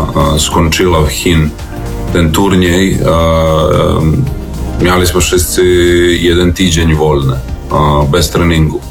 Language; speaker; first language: Polish; non-native, learner; Serbian